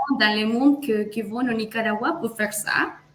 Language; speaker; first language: French; non-native, fluent; Spanish